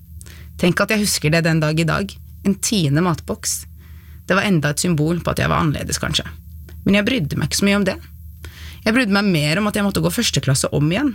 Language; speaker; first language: Norwegian; early bilingual, other home language; Arabic